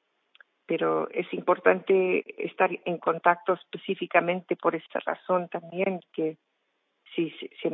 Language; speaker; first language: Spanish; non-native, fluent; English